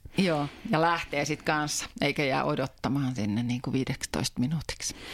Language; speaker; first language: Finnish; native; Finnish